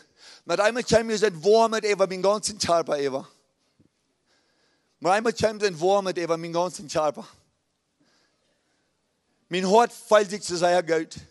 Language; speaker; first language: German; early bilingual, heritage; Plautdietsch